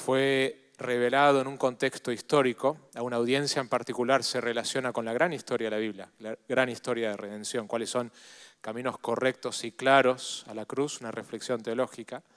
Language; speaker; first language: Spanish; native; Spanish